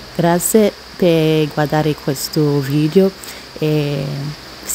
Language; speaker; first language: Italian; non-native, learner; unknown